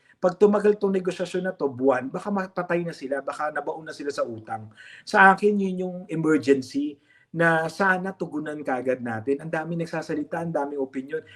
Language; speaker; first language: Filipino; native; Filipino